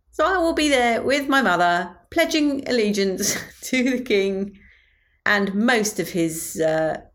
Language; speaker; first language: English; native; English